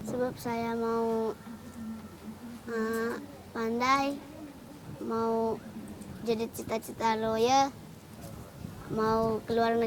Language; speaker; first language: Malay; early bilingual, other home language; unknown